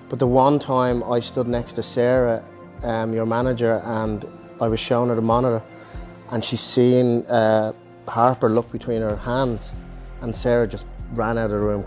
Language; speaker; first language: English; native; English